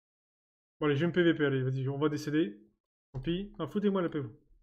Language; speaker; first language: French; native; French